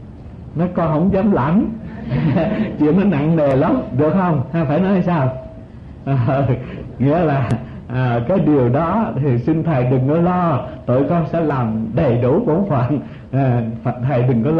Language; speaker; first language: Vietnamese; native; Vietnamese